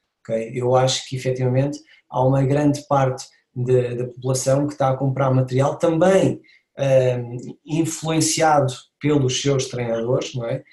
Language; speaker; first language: Portuguese; native; Portuguese